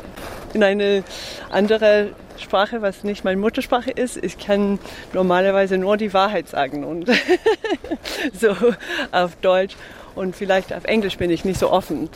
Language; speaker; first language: German; non-native, fluent; English